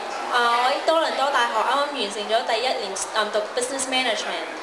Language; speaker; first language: Chinese; early bilingual, heritage; Chinese